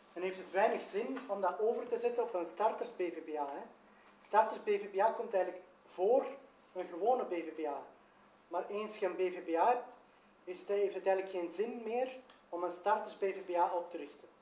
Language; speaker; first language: Dutch; native; Dutch